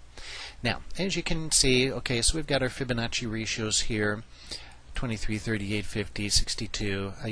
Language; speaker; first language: English; native; English